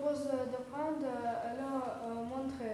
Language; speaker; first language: French; non-native, learner; Russian